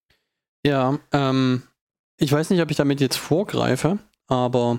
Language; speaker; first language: German; native; German